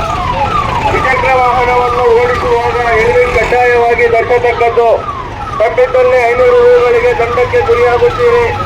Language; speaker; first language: Kannada; native; Kannada